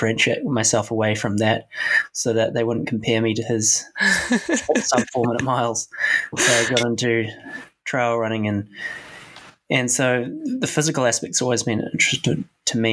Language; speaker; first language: English; native; English